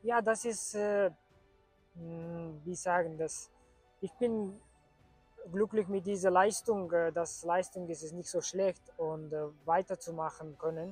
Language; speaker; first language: German; non-native, learner; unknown